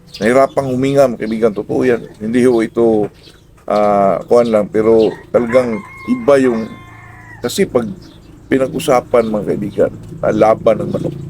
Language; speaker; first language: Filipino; non-native, local second language; Cebuano